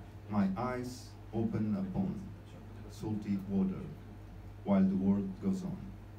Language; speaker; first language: English; non-native, fluent; Italian